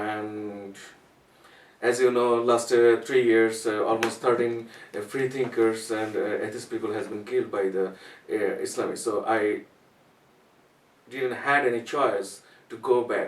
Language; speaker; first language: English; non-native, fluent; Bangla